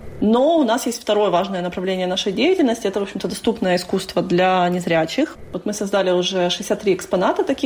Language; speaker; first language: Russian; native; Russian